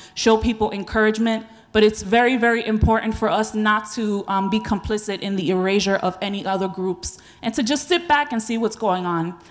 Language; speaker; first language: English; native; English